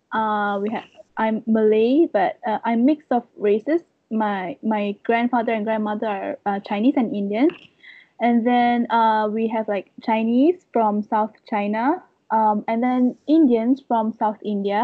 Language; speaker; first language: English; non-native, local second language; Malay